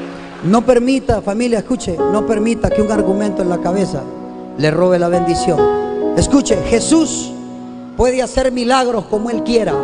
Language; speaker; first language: Spanish; native; Spanish